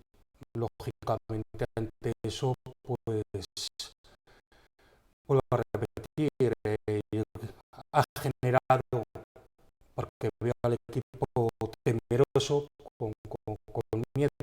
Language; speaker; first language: Spanish; native; Spanish